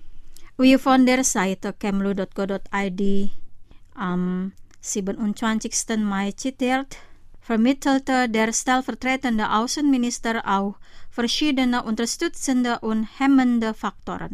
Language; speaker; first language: German; non-native, fluent; Indonesian